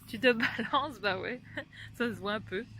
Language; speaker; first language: French; native; French